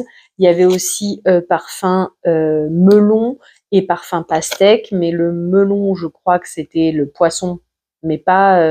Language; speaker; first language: French; native; French